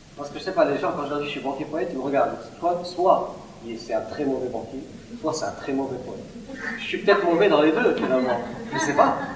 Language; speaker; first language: French; non-native, local second language; Arabic